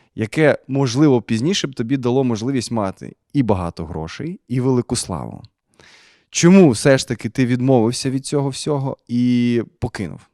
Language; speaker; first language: Ukrainian; native; Ukrainian